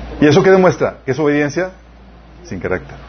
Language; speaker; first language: Spanish; native; Spanish